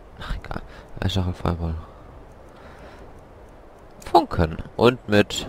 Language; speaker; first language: German; native; German